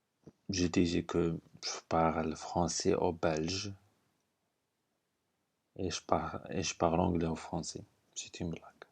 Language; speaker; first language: French; non-native, fluent; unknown